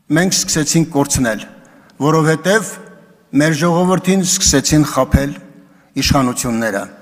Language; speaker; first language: Armenian; native; Armenian